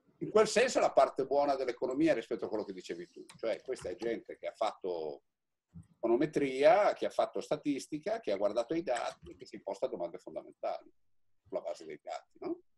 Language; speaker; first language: Italian; native; Italian